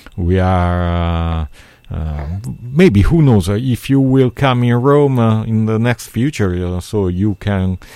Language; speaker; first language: English; non-native, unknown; Italian